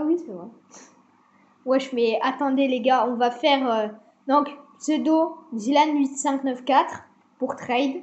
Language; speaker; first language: French; native; French